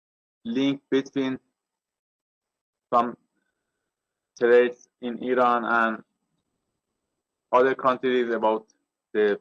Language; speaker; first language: English; non-native, learner; Persian